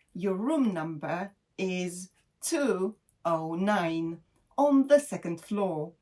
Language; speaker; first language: English; non-native, fluent; Polish